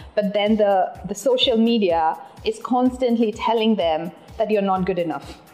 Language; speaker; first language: English; non-native, local second language; Tamil